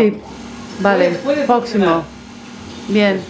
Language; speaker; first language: Spanish; non-native, learner; Dutch